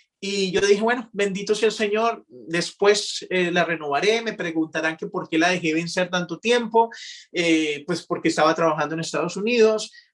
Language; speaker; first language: Spanish; native; Spanish